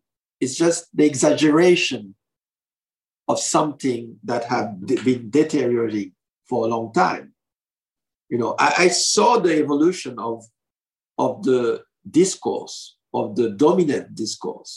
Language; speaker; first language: English; non-native, fluent; French